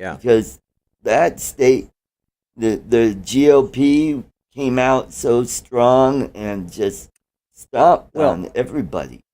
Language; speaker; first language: English; native; English